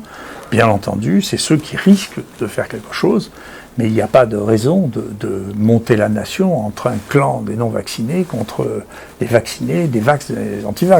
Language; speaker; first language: French; native; French